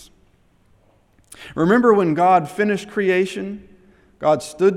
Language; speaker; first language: English; native; English